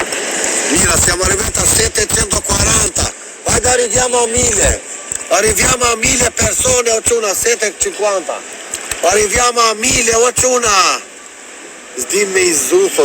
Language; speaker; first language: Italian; non-native, fluent; Albanian